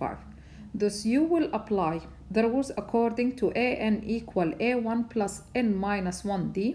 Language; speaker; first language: English; non-native, fluent; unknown